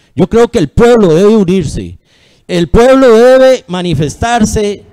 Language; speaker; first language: Spanish; native; Spanish